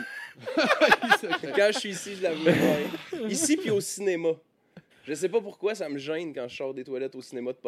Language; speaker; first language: French; native; French